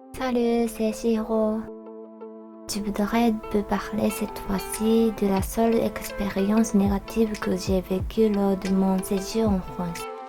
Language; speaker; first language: French; non-native, learner; Japanese